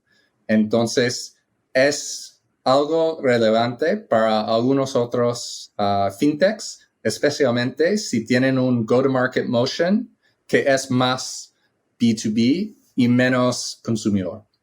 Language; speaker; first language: Spanish; non-native, fluent; English